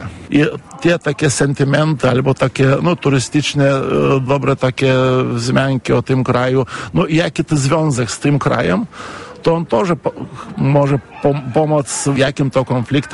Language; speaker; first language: Polish; non-native, fluent; Lithuanian